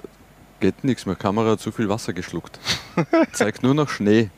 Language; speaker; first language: German; native; German